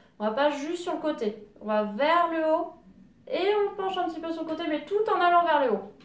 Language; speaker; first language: French; native; French